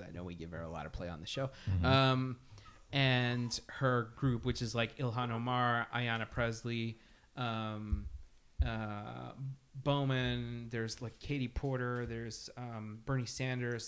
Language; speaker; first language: English; early bilingual, other home language; Spanish